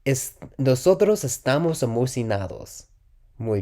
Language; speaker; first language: Spanish; non-native, learner; English